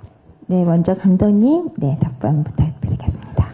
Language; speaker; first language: Korean; native; Korean